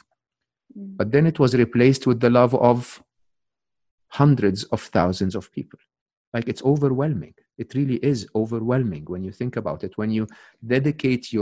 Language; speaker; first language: English; non-native, fluent; Arabic